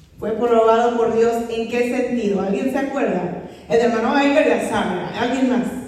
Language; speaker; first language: Spanish; non-native, fluent; English